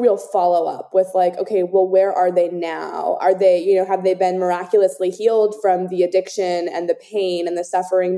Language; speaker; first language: English; native; English